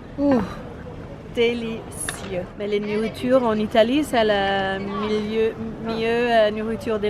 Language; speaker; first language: French; non-native, learner; Italian